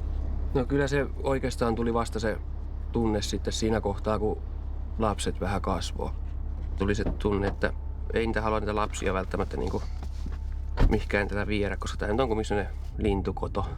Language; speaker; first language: Finnish; native; Finnish